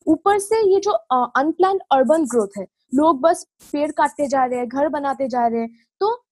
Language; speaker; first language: Hindi; non-native, local second language; Assamese